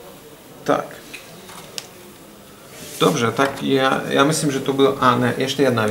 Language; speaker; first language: Czech; non-native, learner; Russian